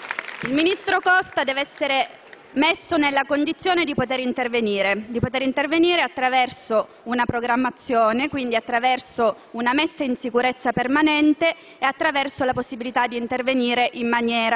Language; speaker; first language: Italian; native; Italian